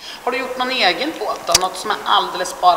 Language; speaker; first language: Swedish; native; Swedish